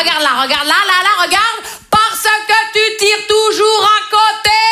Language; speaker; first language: French; native; French